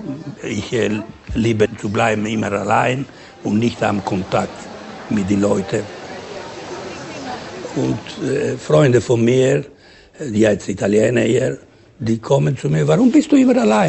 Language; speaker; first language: German; non-native, fluent; Ladino